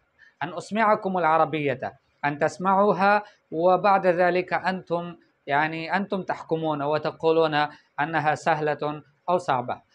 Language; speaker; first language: Arabic; non-native, fluent; Urdu